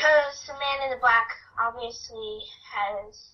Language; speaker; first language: English; native; English